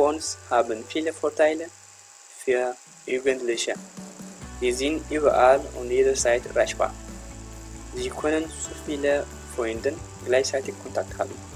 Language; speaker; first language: German; non-native, fluent; Tigrinya